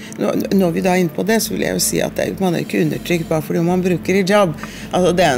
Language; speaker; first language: Norwegian; early bilingual, heritage; Norwegian